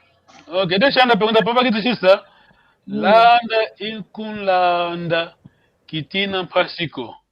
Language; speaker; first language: Portuguese; non-native, fluent; Kongo